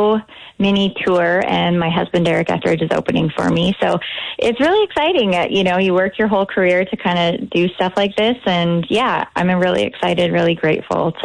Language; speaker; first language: English; native; English